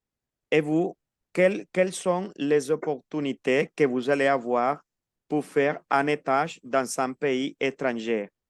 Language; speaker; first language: French; non-native, fluent; Spanish